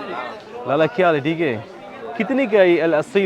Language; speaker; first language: Hindi; non-native, local second language; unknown